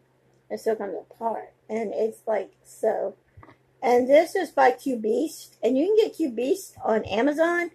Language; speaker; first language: English; native; English